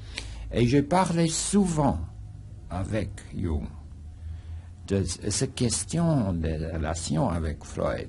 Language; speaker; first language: French; non-native, fluent; English